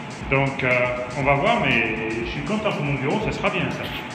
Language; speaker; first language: French; native; French